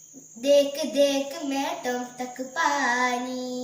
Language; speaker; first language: Hindi; non-native, learner; Malayalam